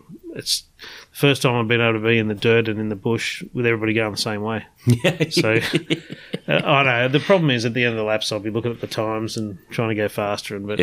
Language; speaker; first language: English; native; English